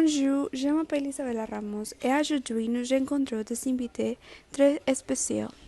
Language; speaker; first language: French; non-native, learner; Spanish